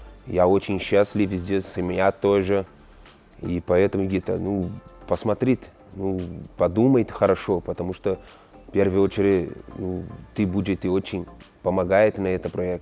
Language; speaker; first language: Russian; non-native, learner; Portuguese